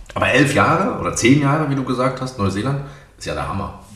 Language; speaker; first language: German; native; German